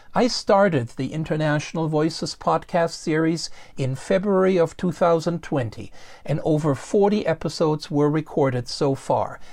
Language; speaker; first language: English; non-native, fluent; German